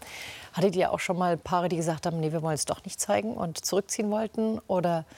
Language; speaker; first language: German; native; German